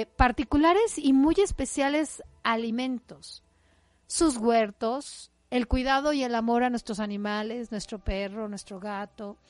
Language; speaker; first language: Spanish; native; Spanish